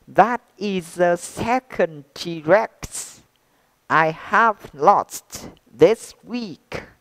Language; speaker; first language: English; non-native, fluent; Vietnamese